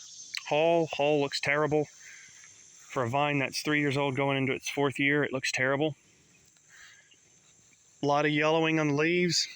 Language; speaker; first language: English; native; English